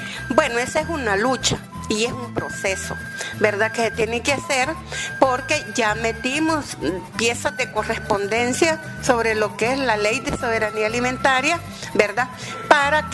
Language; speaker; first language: Spanish; native; Spanish